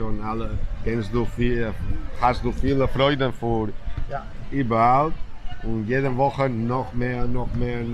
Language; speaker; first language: German; non-native, learner; Spanish